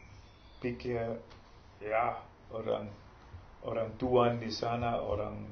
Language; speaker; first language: Indonesian; non-native, fluent; German